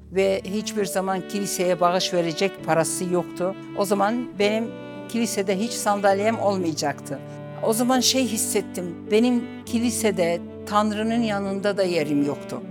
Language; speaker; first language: Turkish; non-native, local second language; Arabic